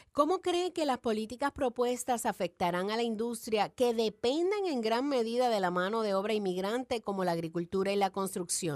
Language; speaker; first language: Spanish; native; Spanish